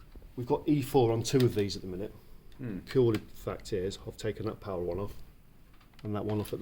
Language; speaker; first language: English; native; English